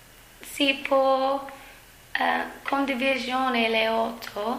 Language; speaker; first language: Italian; non-native, learner; English